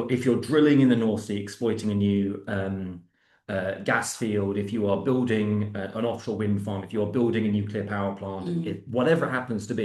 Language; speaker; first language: English; native; English